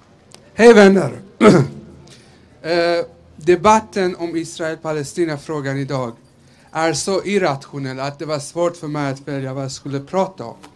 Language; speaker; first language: Swedish; early bilingual, other home language; Persian